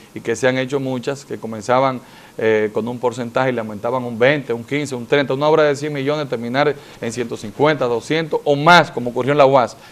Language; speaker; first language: Spanish; native; Spanish